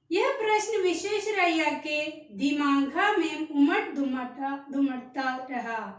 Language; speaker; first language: Hindi; non-native, local second language; Malayalam